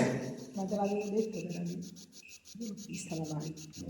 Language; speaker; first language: Italian; native; Italian